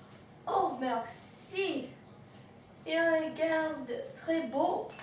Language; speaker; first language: French; non-native, learner; English